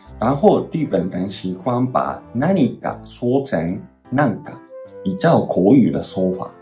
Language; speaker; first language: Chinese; non-native, fluent; Japanese